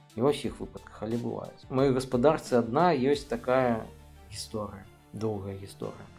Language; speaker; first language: Belarusian; native; Belarusian